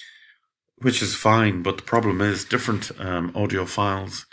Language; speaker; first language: English; native; English